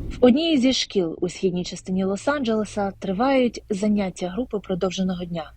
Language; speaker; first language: Ukrainian; native; Ukrainian